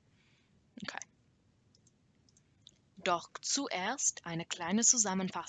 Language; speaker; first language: German; non-native, learner; English